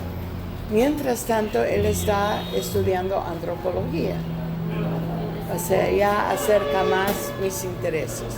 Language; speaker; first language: Spanish; non-native, learner; English